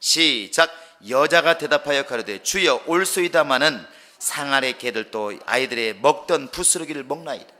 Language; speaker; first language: Korean; native; Korean